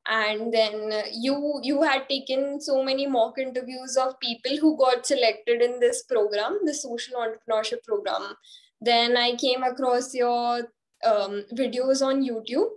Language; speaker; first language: English; non-native, local second language; Hindi